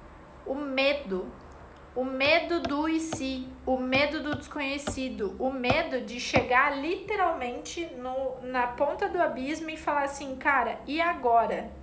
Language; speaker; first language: Portuguese; native; Portuguese